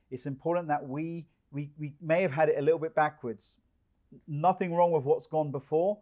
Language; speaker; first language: English; native; English